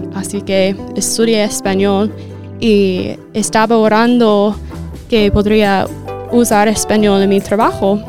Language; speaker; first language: Spanish; non-native, learner; English